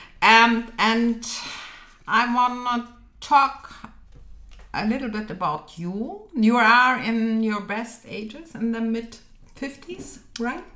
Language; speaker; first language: English; non-native, learner; German